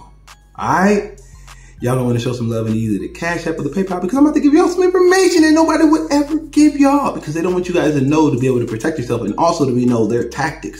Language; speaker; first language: English; native; English